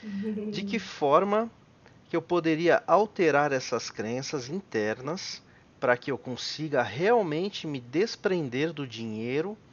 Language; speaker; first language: Portuguese; native; Portuguese